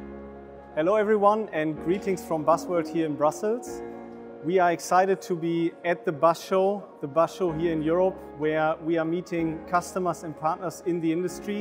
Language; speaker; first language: English; non-native, fluent; German